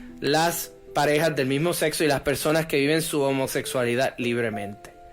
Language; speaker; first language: Spanish; native; Spanish